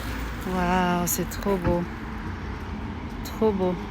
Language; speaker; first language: French; non-native, fluent; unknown